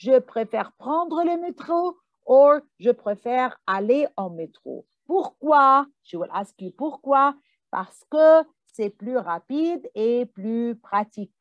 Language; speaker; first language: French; non-native, fluent; Arabic